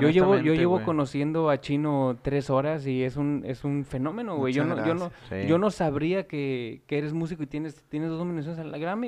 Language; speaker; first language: Spanish; native; Spanish